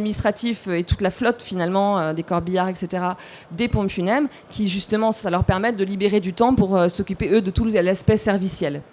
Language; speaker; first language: French; native; French